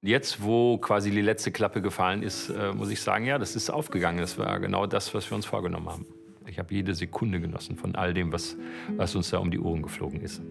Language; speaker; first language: German; native; German